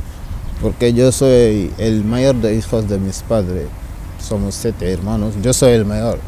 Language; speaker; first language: Spanish; non-native, learner; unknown